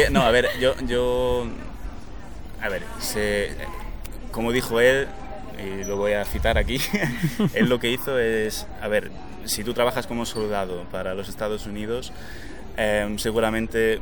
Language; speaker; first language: Spanish; native; Spanish